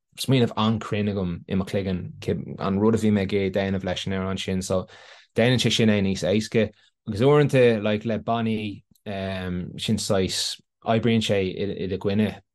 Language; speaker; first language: Irish; non-native, local second language; English